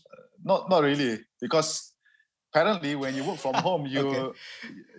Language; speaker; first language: English; non-native, local second language; Hakka Chinese